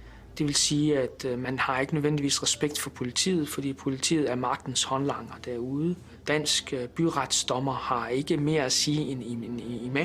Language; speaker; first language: Danish; early bilingual, other home language; Arabic